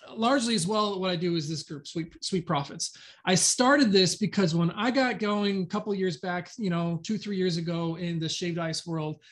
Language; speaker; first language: English; native; English